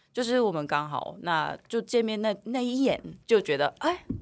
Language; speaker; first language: Chinese; non-native, fluent; Japanese